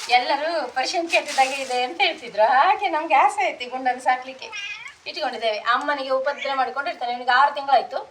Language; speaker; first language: Kannada; non-native, local second language; Tulu